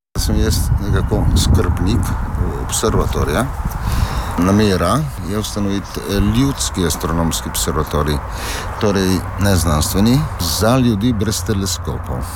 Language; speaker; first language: Slovenian; native; Slovenian